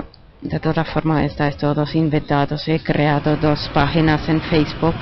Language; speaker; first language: Spanish; non-native, fluent; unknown